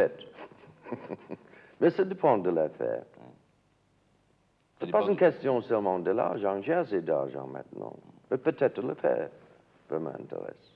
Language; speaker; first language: French; non-native, learner; English